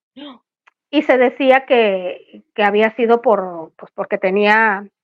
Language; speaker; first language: Spanish; native; Spanish